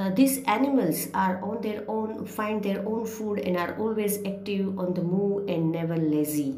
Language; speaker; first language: English; non-native, local second language; Gujarati